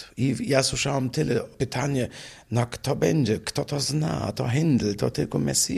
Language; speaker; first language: Polish; non-native, fluent; German